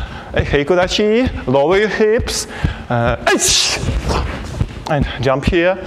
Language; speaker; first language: English; non-native, fluent; Russian